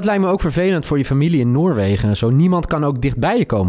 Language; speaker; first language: Dutch; native; Dutch